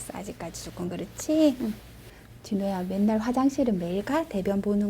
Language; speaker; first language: Korean; native; Korean